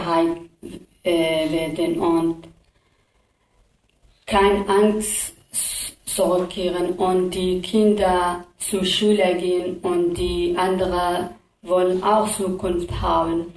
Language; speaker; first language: German; non-native, learner; Kurdish